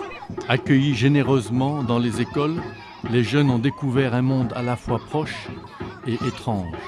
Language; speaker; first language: French; native; French